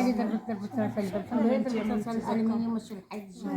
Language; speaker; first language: Arabic; native; Arabic